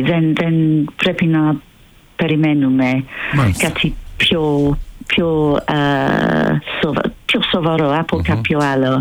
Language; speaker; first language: Greek; non-native, fluent; English